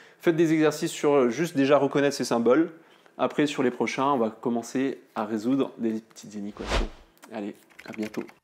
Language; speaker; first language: French; native; French